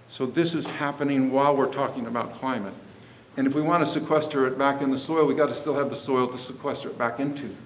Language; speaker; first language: English; native; English